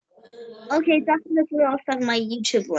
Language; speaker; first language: English; non-native, learner; Hindi